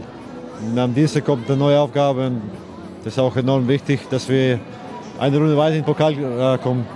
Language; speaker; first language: German; non-native, fluent; Icelandic